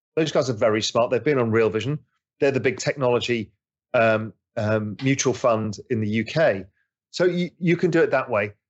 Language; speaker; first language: English; native; English